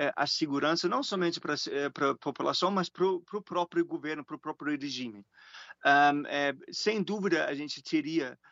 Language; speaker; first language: Portuguese; non-native, fluent; German